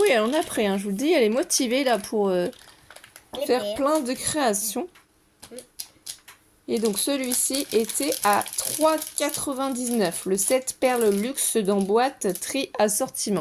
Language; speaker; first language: French; native; French